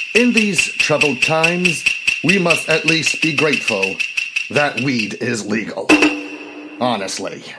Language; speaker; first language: English; native; English